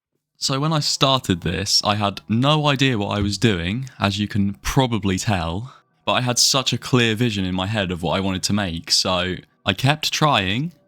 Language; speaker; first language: English; native; English